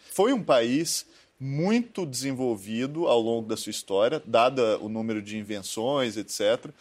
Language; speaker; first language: Portuguese; native; Portuguese